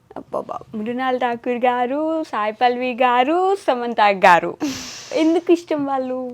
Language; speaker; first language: Telugu; native; Telugu